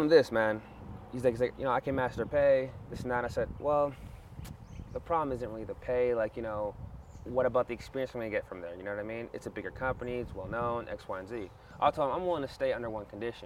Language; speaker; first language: English; non-native, fluent; French